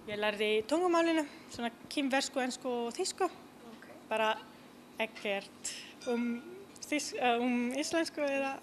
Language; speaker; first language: Icelandic; non-native, learner; Italian